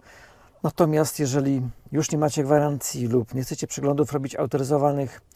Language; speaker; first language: Polish; native; Polish